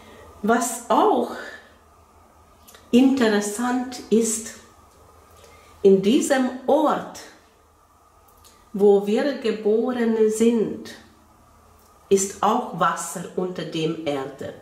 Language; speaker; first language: German; non-native, fluent; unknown